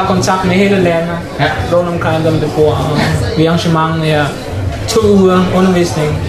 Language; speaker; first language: Danish; non-native, learner; Mon